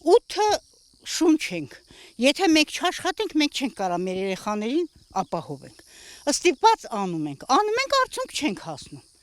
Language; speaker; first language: Armenian; native; Armenian